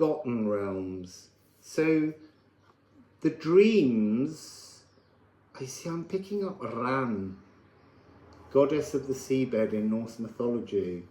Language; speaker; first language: English; native; English